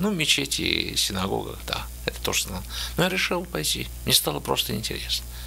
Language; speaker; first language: Russian; native; Russian